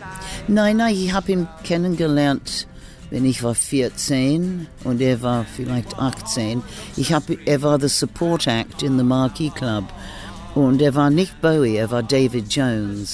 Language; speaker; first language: German; non-native, fluent; English